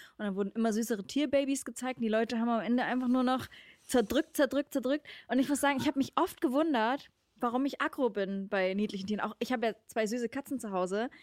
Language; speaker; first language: German; native; German